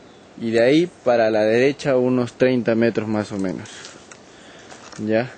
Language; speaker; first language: Spanish; native; Spanish